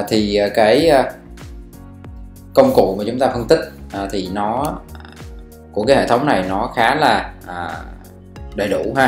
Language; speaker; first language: Vietnamese; native; Vietnamese